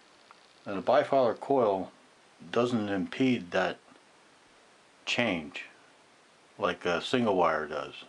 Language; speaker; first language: English; native; English